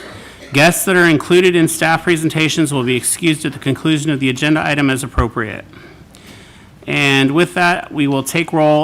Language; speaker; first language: English; native; English